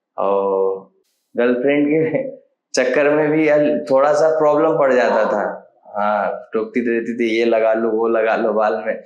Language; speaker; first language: Hindi; native; Hindi